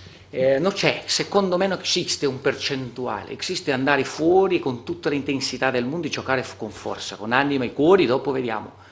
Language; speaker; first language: Italian; non-native, fluent; Portuguese